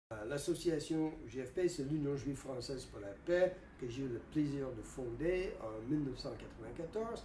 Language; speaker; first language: French; non-native, fluent; English